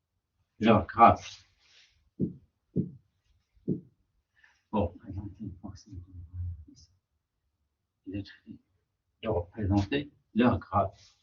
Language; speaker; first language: French; non-native, local second language; Arabic